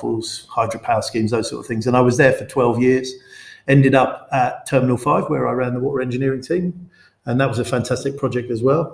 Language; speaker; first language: English; native; English